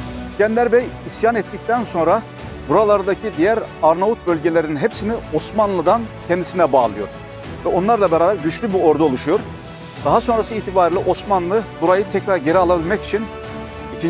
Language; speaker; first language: Turkish; native; Turkish